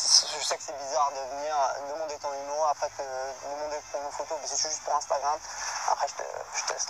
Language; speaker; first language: French; native; French